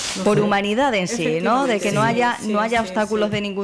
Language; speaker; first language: Spanish; native; Spanish